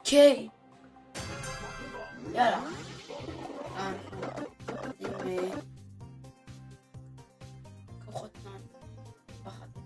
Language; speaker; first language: Hebrew; native; Hebrew